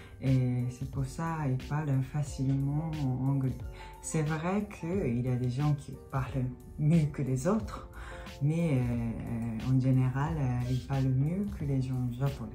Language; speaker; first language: French; non-native, fluent; Japanese